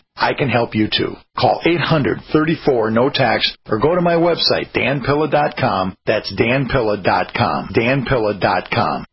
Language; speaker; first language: English; native; English